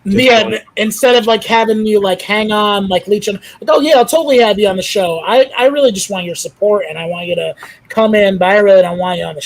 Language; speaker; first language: English; native; English